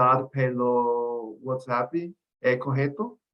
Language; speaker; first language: Portuguese; non-native, learner; English